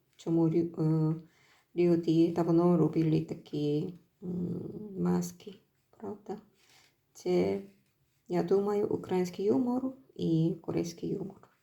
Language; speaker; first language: Ukrainian; non-native, learner; Korean